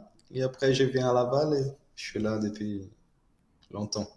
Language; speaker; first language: French; non-native, fluent; Portuguese